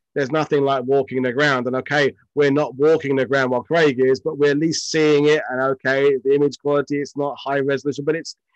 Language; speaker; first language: English; native; English